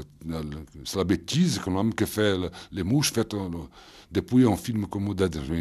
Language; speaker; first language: French; non-native, fluent; Portuguese